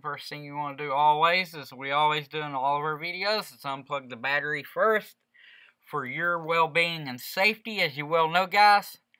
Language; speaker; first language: English; early bilingual, other home language; Spanish